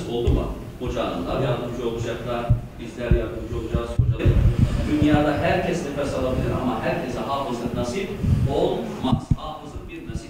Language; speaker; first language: Turkish; native; Turkish